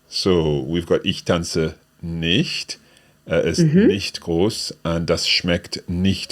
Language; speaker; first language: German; non-native, learner; English